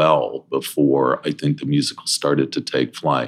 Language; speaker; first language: English; native; English